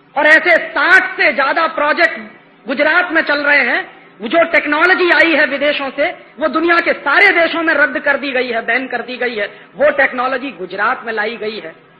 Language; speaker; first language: Hindi; native; Hindi